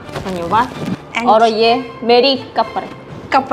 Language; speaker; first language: Hindi; non-native, learner; Korean